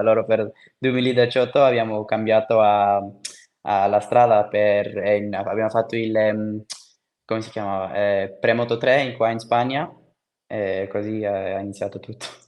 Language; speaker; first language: Italian; non-native, fluent; Swiss German